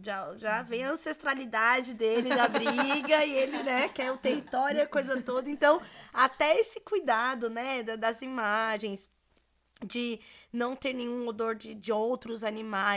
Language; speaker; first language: Portuguese; native; Portuguese